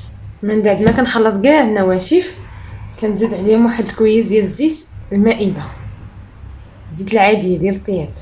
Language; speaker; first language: Arabic; native; Arabic